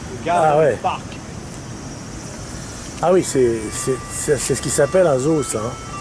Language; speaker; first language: French; native; French